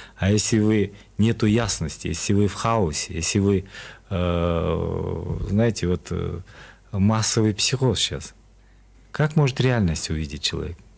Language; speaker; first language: Russian; non-native, local second language; Kyrgyz